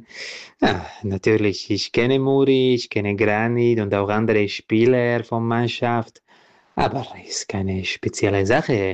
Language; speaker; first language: German; non-native, learner; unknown